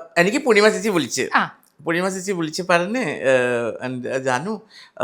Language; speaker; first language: Malayalam; non-native, learner; Assamese